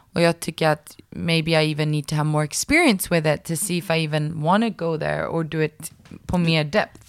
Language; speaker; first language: English; early bilingual, other home language; Swedish